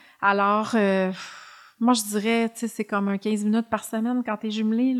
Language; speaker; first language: French; native; French